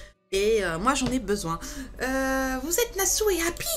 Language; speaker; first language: French; native; French